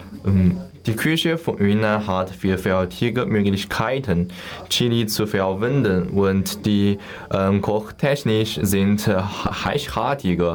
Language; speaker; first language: German; non-native, learner; Chinese